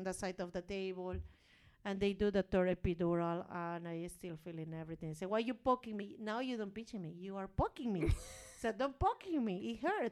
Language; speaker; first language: English; non-native, learner; Spanish